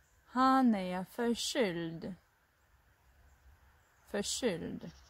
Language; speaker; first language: Swedish; non-native, fluent; Russian